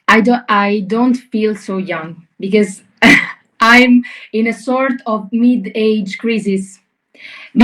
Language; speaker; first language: English; non-native, learner; Italian